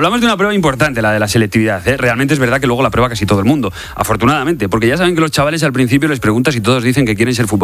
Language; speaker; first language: Spanish; native; Spanish